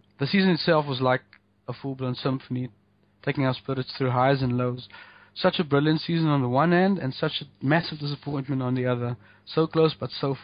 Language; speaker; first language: English; native; English